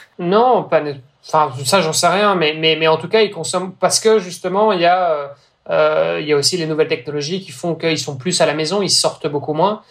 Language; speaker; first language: French; native; French